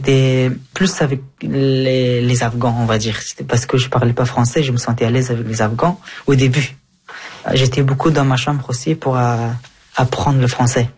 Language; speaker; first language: French; non-native, fluent; Persian